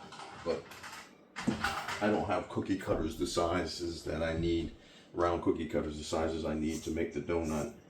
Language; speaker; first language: English; native; English